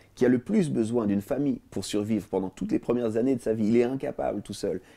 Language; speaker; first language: French; native; French